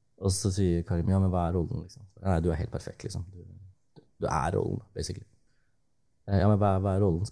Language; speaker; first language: Norwegian; early bilingual, other home language; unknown